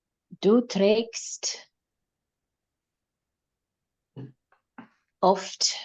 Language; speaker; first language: German; non-native, learner; English